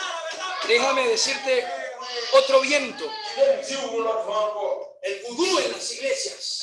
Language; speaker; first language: Spanish; native; Spanish